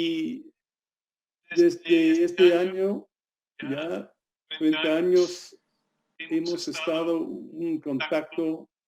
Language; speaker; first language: Spanish; non-native, fluent; English